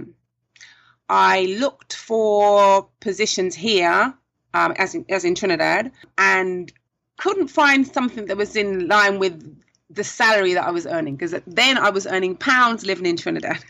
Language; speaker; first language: English; native; English